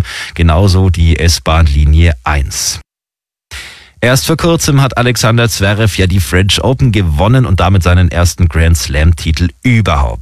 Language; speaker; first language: German; native; German